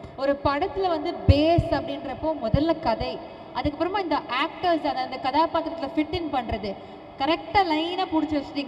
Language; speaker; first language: Tamil; native; Tamil